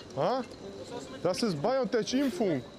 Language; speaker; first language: German; early bilingual, other home language; Russian